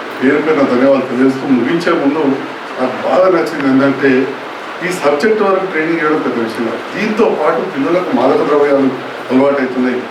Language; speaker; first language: Telugu; native; Telugu